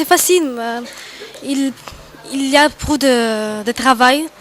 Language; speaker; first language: French; non-native, learner; Arabic